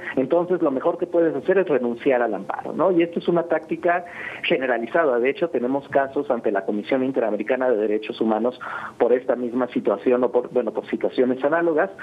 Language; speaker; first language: Spanish; native; Spanish